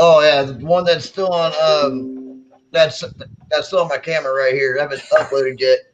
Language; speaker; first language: English; native; English